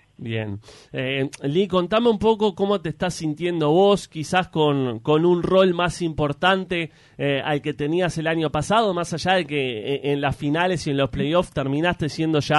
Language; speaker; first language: Spanish; native; Spanish